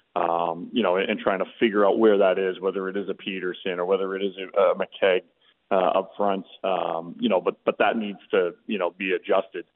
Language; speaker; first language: English; native; English